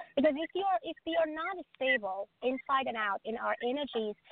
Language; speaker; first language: English; non-native, fluent; Persian